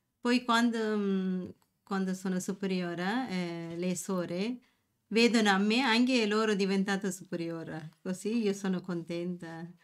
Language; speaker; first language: Italian; non-native, learner; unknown